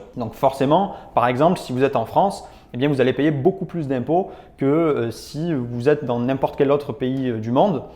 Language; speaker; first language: French; native; French